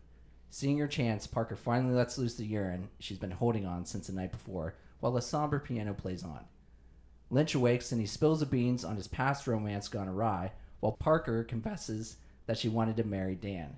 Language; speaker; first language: English; native; English